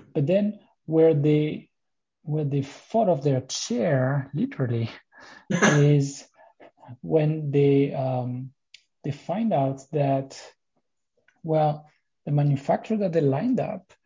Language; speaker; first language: English; non-native, fluent; French